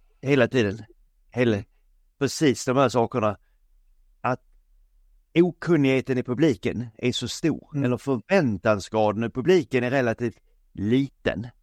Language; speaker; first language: Swedish; native; Swedish